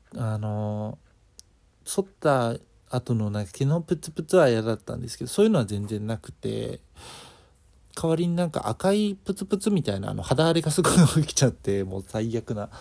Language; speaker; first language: Japanese; native; Japanese